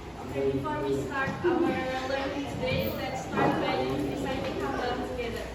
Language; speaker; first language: English; non-native, learner; Indonesian